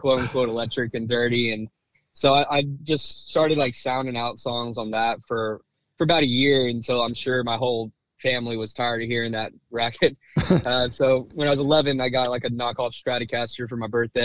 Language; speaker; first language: English; native; English